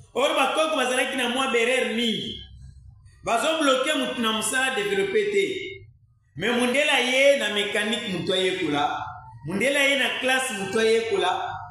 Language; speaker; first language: Lingala; non-native, local second language; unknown